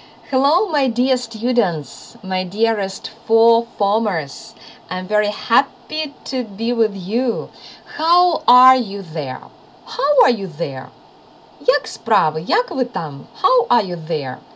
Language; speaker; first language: English; non-native, fluent; Ukrainian